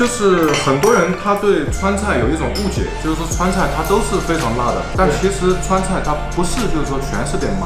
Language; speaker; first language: Chinese; native; Chinese